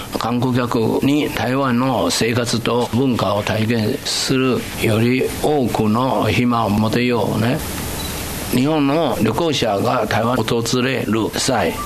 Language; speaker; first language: Japanese; non-native, fluent; Chinese